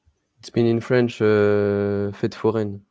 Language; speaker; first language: English; non-native, learner; French